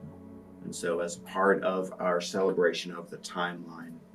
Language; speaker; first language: English; native; English